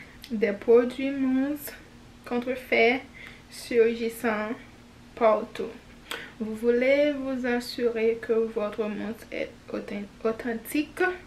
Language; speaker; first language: French; native; French